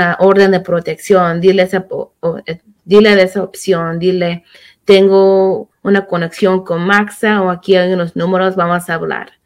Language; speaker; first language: Spanish; early bilingual, heritage; Spanish